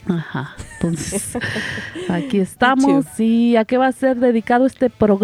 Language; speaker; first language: Spanish; native; Spanish